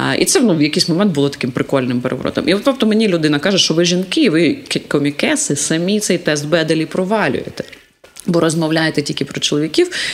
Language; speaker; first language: Ukrainian; non-native, local second language; Russian